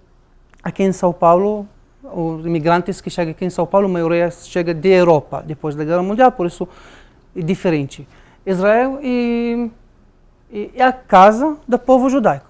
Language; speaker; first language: Portuguese; non-native, fluent; Arabic